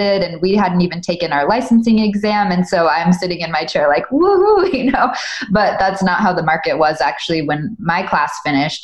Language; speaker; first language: English; native; English